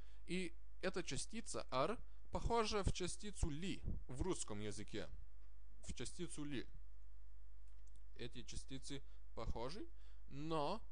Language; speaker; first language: Russian; non-native, fluent; Lithuanian